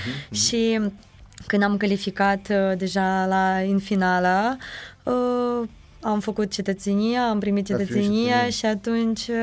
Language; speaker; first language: Romanian; non-native, fluent; Ukrainian